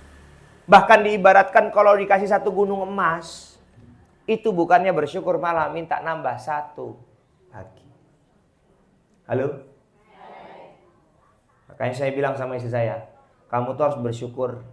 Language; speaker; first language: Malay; non-native, local second language; Javanese